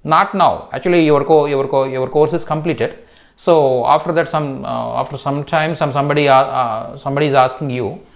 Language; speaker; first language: English; non-native, local second language; Telugu